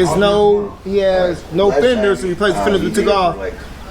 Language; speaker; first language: English; native; English